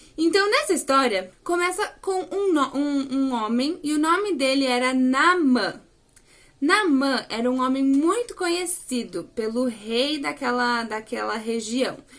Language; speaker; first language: Portuguese; native; Portuguese